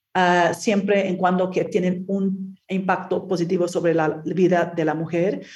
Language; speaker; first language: Spanish; non-native, fluent; English